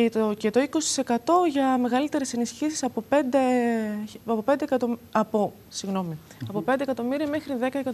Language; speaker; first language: Greek; native; Greek